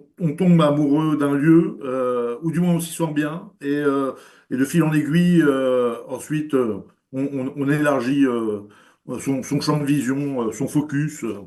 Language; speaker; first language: French; early bilingual, other home language; German